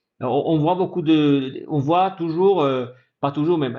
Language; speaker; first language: French; non-native, fluent; Spanish